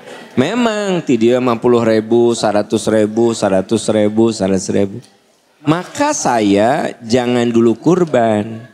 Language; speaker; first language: Indonesian; non-native, local second language; Sundanese